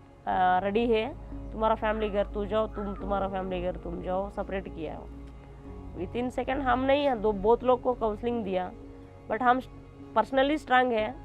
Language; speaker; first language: Hindi; non-native, local second language; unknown